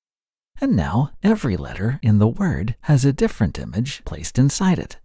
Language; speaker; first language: English; native; English